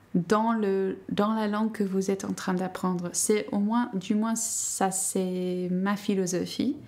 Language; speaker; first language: French; non-native, fluent; English